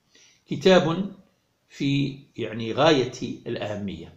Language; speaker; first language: Arabic; native; Arabic